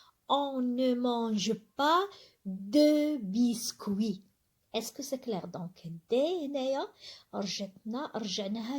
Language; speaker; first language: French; non-native, local second language; Arabic